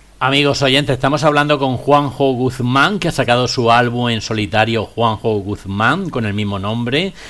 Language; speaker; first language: Spanish; native; Spanish